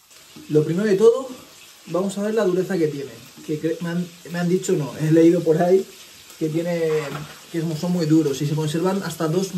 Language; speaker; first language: Spanish; native; Spanish